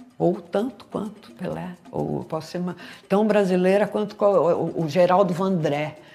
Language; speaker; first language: Portuguese; native; Portuguese